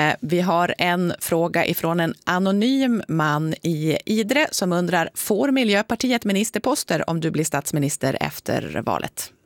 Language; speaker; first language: Swedish; native; Swedish